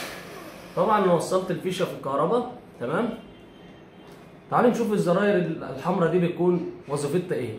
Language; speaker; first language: Arabic; native; Arabic